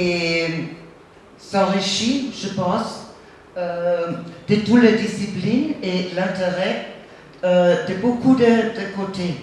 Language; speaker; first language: French; non-native, fluent; German